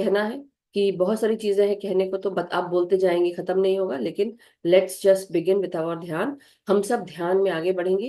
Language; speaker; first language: Hindi; native; Hindi